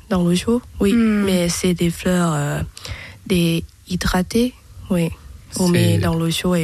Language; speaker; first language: French; non-native, learner; Thai